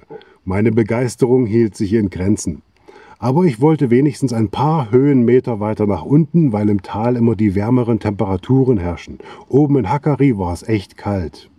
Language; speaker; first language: German; native; German